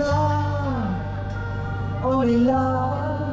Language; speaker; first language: English; non-native, learner; Malay